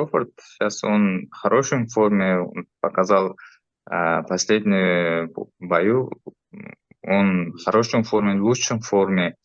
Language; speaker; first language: Russian; non-native, fluent; Uzbek